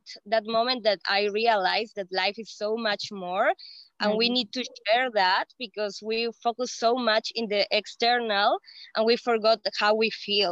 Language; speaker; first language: English; non-native, fluent; Spanish